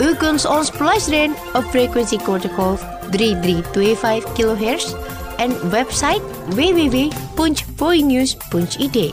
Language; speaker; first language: Dutch; non-native, fluent; Indonesian